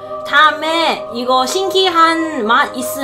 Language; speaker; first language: Korean; non-native, learner; Cantonese